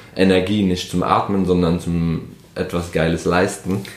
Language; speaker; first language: German; non-native, fluent; English